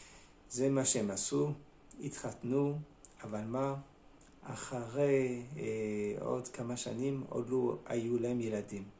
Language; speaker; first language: Hebrew; non-native, fluent; French